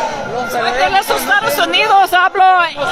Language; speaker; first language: Spanish; non-native, learner; English